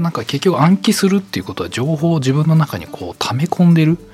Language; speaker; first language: Japanese; early bilingual, heritage; Japanese